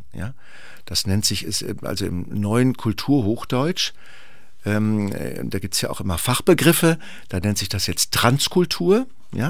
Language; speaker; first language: German; native; German